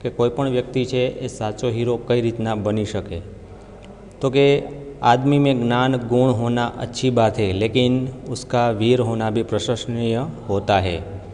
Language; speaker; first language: Hindi; non-native, local second language; Gujarati